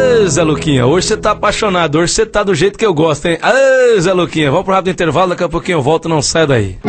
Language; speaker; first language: Portuguese; native; Portuguese